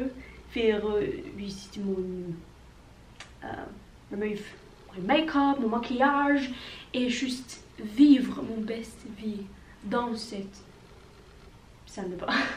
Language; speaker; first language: French; non-native, learner; Norwegian